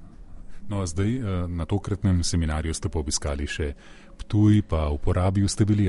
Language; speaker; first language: Slovenian; native; Slovenian